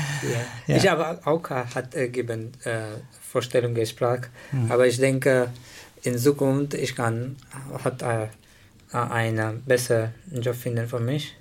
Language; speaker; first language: German; non-native, learner; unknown